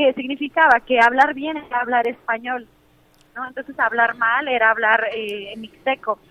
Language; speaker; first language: Spanish; native; Spanish